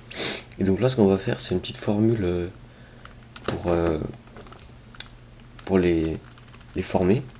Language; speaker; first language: French; native; French